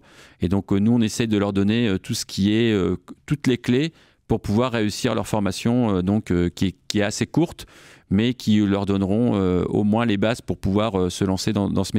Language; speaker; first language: French; native; French